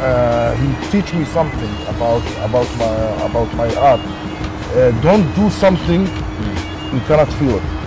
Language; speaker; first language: English; non-native, learner; Arabic